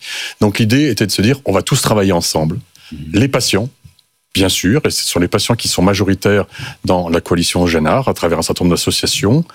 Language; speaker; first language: French; native; French